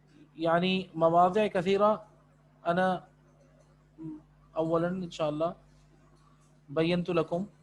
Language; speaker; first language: Arabic; non-native, fluent; Urdu